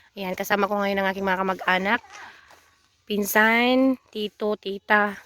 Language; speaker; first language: Filipino; non-native, local second language; Iloko